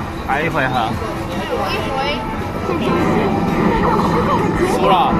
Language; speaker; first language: Chinese; native; Chinese